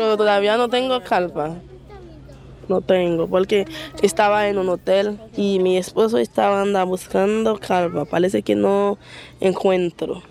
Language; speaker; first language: Spanish; non-native, learner; Haitian Creole